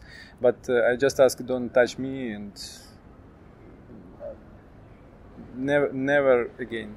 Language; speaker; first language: English; non-native, learner; Ukrainian